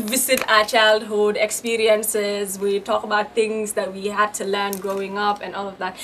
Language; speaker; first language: English; non-native, local second language; Wolof